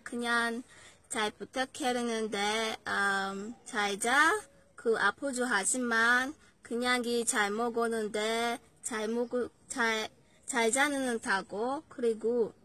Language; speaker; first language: Korean; non-native, learner; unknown